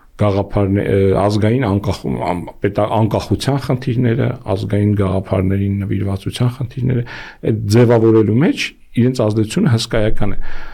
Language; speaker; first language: Armenian; native; Armenian